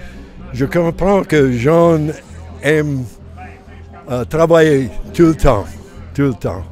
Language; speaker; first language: French; non-native, learner; English